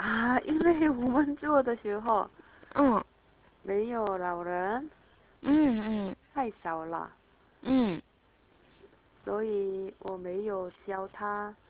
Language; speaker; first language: Chinese; non-native, learner; Korean